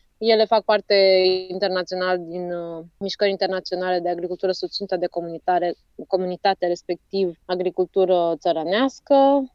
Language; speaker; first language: Romanian; native; Romanian